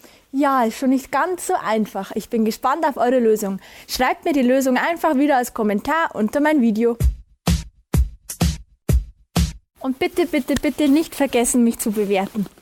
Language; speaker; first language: German; native; German